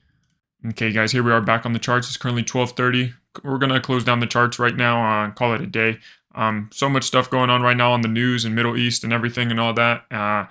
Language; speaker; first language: English; native; English